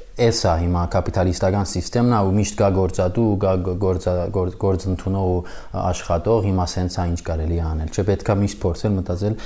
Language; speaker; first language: Armenian; native; Armenian